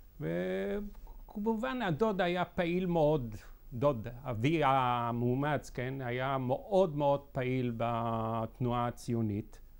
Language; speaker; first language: Hebrew; non-native, fluent; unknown